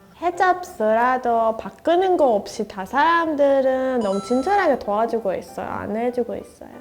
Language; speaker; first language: Korean; non-native, learner; Persian